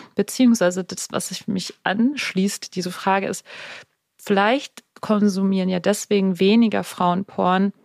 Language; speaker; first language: German; non-native, fluent; Spanish